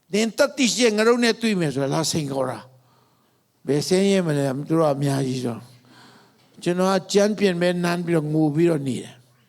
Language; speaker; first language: Burmese; non-native, local second language; Tedim Chin